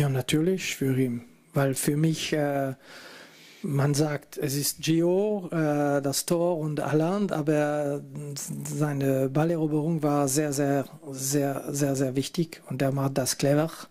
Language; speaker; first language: German; non-native, fluent; French